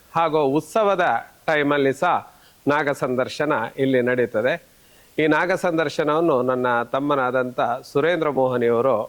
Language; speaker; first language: Kannada; native; Kannada